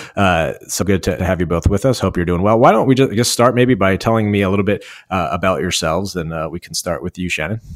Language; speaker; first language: English; native; English